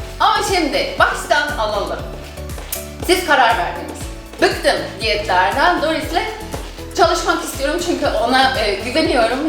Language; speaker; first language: Turkish; non-native, fluent; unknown